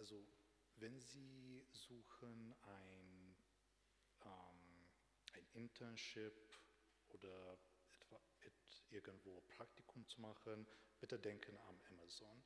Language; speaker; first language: German; non-native, fluent; Romanian